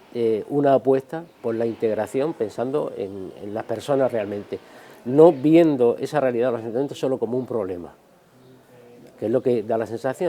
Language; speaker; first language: Spanish; native; Spanish